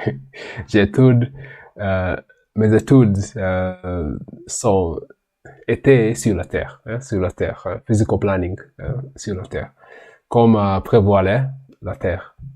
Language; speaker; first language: French; non-native, learner; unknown